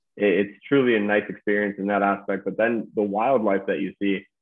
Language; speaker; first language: English; native; English